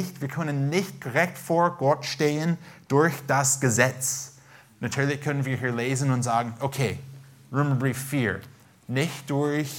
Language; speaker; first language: German; non-native, fluent; English